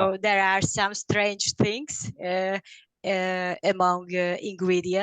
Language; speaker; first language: English; non-native, learner; Hungarian